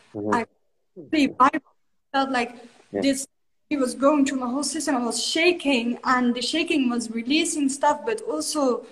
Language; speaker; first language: English; non-native, fluent; Dutch